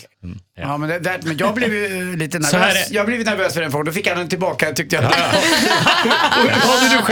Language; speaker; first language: Swedish; native; Swedish